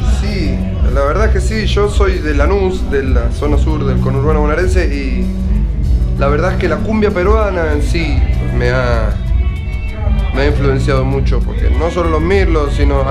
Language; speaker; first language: Spanish; native; Spanish